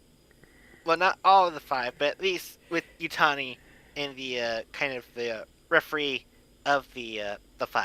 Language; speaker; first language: English; native; English